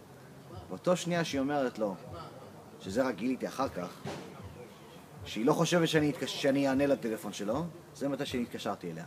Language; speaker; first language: Hebrew; early bilingual, heritage; English